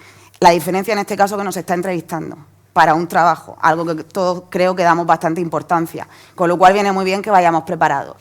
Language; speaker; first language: Spanish; native; Spanish